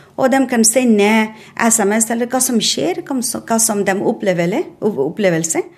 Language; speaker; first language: Norwegian; non-native, fluent; Bangla